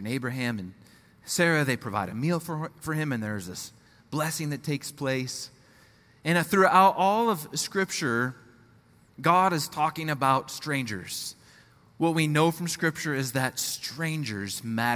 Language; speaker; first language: English; native; English